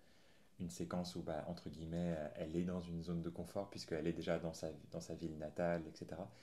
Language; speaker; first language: French; native; French